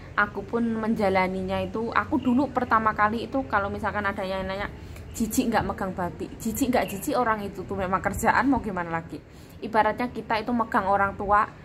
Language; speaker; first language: Indonesian; non-native, local second language; Javanese